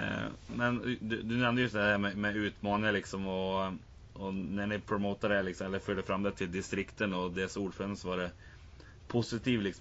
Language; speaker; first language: Swedish; native; Swedish